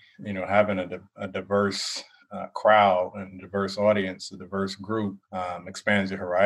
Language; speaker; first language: English; native; English